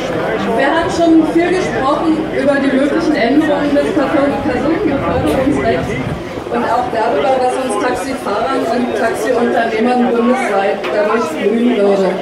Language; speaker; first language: German; native; German